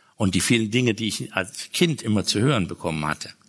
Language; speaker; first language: German; native; German